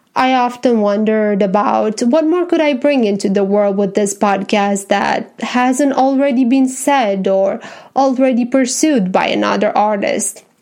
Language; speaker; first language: English; non-native, fluent; Romanian